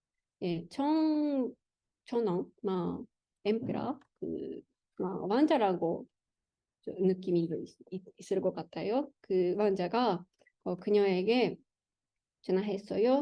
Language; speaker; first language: Korean; non-native, learner; Japanese